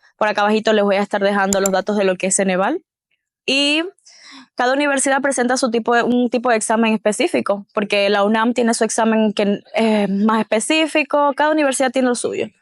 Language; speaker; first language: Spanish; native; Spanish